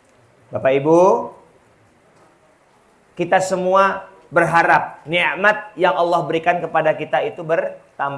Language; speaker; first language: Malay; non-native, local second language; Javanese